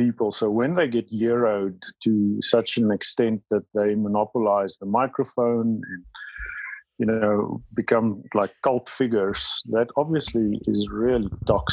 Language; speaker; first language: English; non-native, local second language; Afrikaans